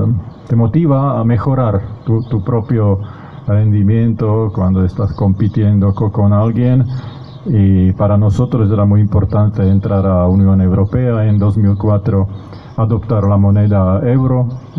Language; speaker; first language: Spanish; non-native, fluent; Slovak